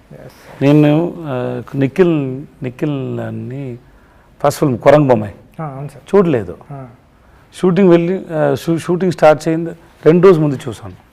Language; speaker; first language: Telugu; non-native, learner; Tamil